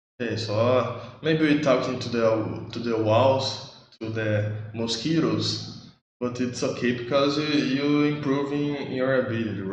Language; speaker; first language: English; non-native, learner; Portuguese